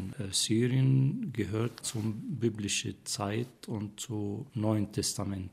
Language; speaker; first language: German; non-native, fluent; Arabic